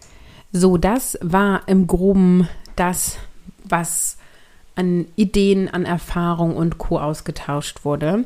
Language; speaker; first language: German; native; German